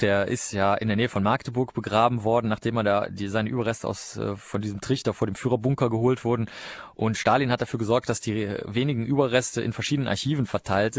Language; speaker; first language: German; native; German